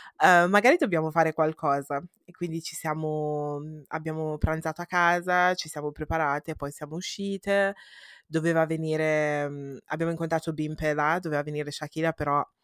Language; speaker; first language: Italian; early bilingual, heritage; Italian